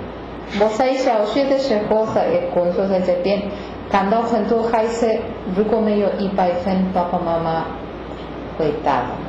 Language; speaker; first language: Chinese; non-native, learner; Spanish